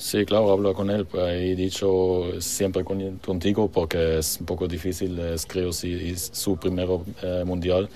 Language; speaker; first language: Spanish; non-native, learner; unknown